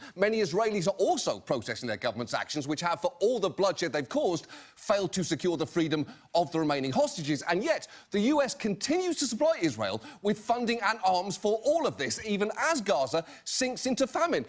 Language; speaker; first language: English; native; English